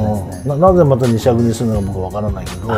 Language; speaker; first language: Japanese; native; Japanese